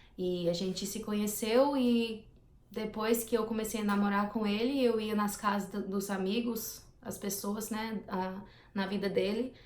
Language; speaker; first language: Portuguese; non-native, fluent; English